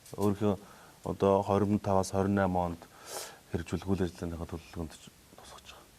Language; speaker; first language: Mongolian; native; Mongolian